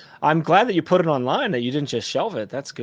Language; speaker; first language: English; native; English